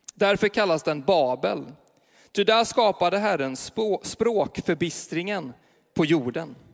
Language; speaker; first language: Swedish; native; Swedish